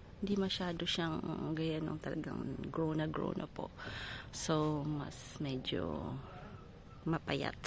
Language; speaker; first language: Filipino; native; Filipino